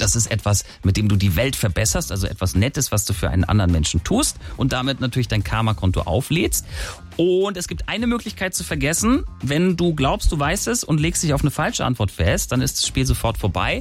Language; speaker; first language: German; native; German